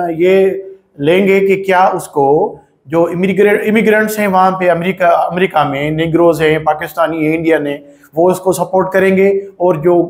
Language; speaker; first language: Urdu; non-native, local second language; Sindhi